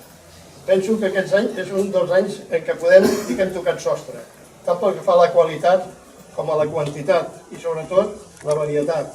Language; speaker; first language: Catalan; native; Catalan